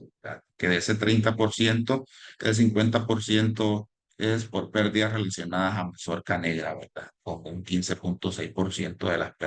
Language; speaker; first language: Spanish; native; Spanish